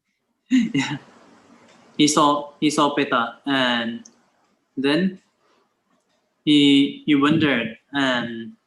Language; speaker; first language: English; non-native, learner; Thai